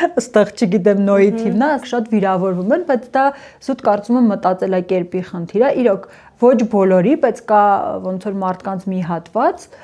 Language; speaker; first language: Armenian; early bilingual, heritage; Armenian